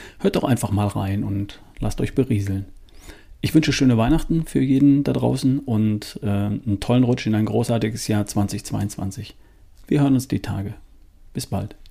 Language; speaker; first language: German; native; German